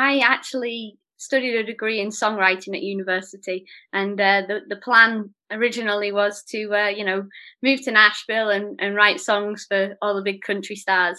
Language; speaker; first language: English; native; English